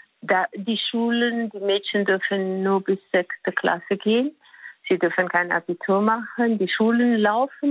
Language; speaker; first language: German; non-native, fluent; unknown